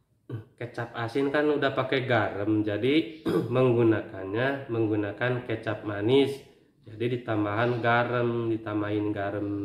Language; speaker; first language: Indonesian; native; Indonesian